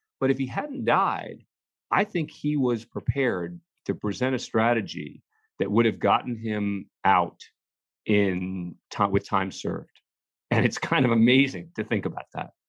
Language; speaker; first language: English; native; English